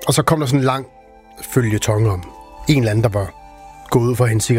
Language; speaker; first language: Danish; native; Danish